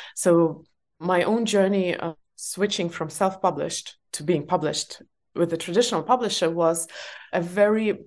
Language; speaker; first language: English; non-native, fluent; Estonian